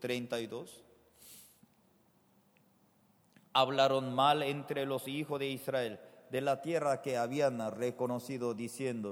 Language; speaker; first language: Spanish; non-native, fluent; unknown